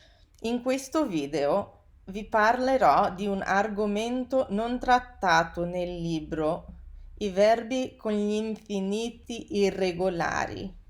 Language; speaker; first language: Italian; non-native, fluent; English